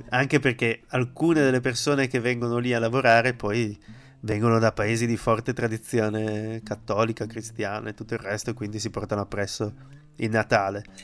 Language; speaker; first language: Italian; native; Italian